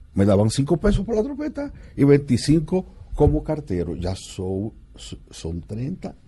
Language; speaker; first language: Spanish; native; Spanish